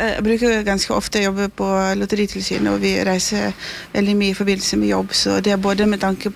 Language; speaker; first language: Norwegian; non-native, fluent; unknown